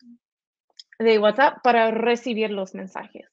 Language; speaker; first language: Spanish; early bilingual, heritage; Spanish